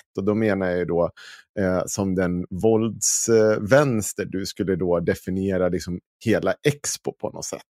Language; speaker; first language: Swedish; native; Swedish